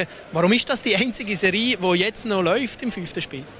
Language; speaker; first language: German; native; German